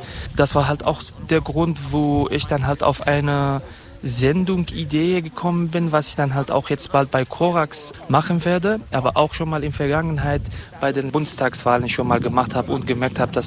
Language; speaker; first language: German; non-native, fluent; Kurdish